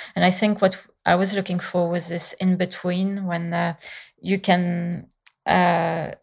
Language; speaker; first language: English; non-native, fluent; French